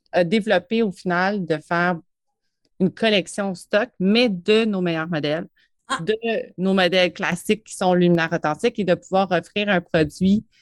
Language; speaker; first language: French; native; French